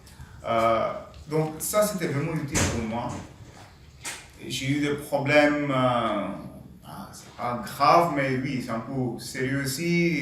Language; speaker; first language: French; non-native, learner; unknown